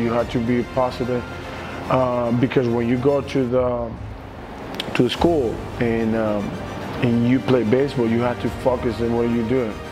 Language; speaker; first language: English; non-native, learner; Spanish